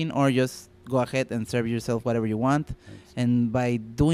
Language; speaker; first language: English; non-native, fluent; Spanish